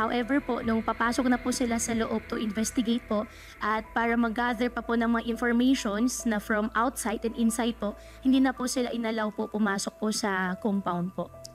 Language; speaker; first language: Filipino; native; Filipino